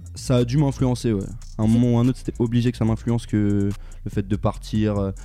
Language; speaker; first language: French; native; French